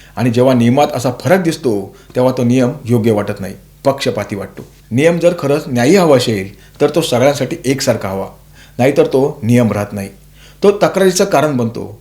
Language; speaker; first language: Marathi; native; Marathi